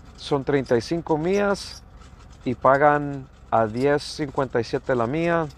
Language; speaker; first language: Spanish; early bilingual, heritage; Spanish